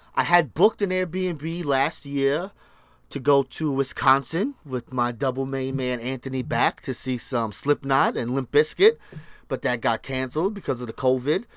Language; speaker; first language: English; early bilingual, other home language; Spanish